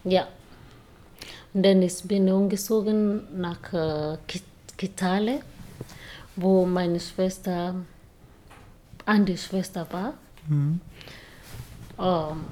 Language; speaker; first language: German; non-native, learner; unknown